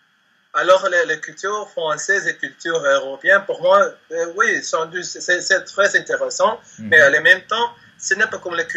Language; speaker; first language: French; non-native, learner; Spanish